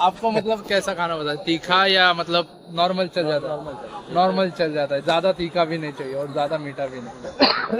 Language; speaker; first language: Hindi; non-native, local second language; Marathi